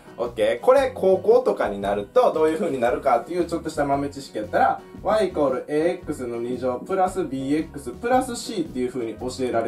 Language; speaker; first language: Japanese; native; Japanese